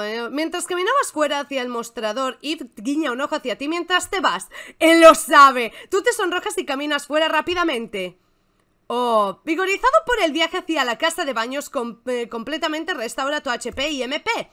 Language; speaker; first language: Spanish; native; Spanish